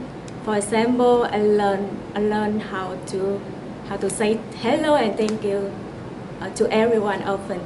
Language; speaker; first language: English; non-native, learner; Vietnamese